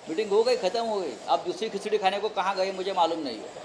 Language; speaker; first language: Hindi; non-native, local second language; Marathi